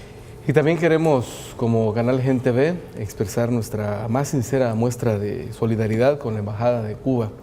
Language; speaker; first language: Spanish; native; Spanish